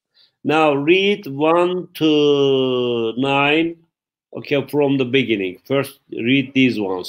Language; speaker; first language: English; non-native, fluent; Turkish